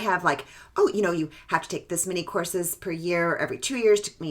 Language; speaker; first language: English; native; English